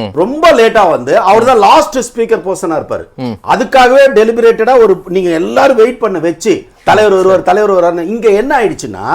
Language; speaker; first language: Tamil; native; Tamil